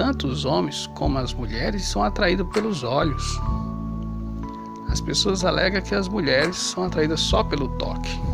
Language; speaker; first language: Portuguese; native; Portuguese